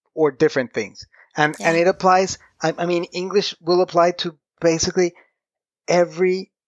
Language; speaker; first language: English; non-native, fluent; Spanish